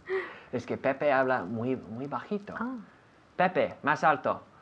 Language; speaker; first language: Spanish; non-native, fluent; English